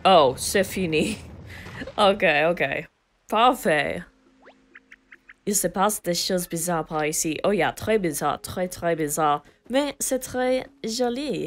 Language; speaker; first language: French; non-native, learner; English